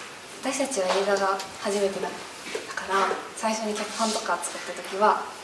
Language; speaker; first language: Japanese; native; Japanese